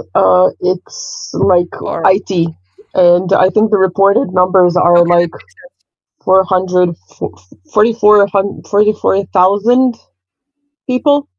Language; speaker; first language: English; non-native, fluent; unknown